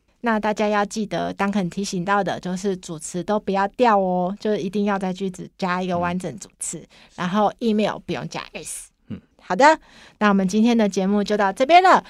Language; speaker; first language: Chinese; native; Chinese